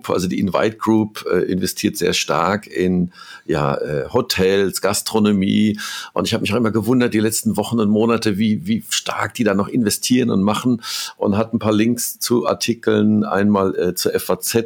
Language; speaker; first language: German; native; German